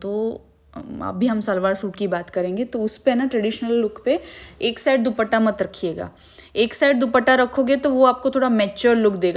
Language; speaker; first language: Hindi; native; Hindi